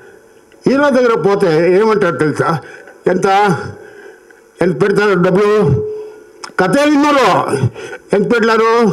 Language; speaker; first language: Telugu; non-native, learner; Kannada